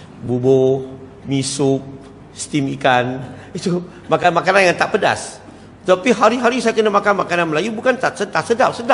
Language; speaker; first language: Malay; non-native, local second language; Chinese